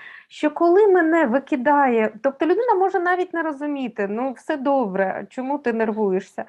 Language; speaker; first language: Ukrainian; native; Ukrainian